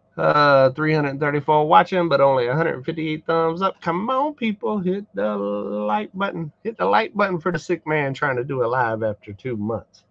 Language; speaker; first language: English; native; English